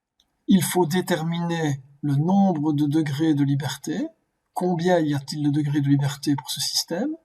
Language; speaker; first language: French; native; French